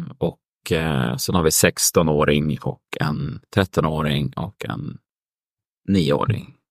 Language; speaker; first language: Swedish; early bilingual, heritage; Swedish